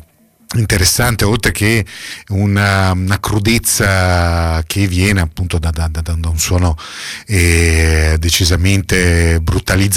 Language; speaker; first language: Italian; native; Italian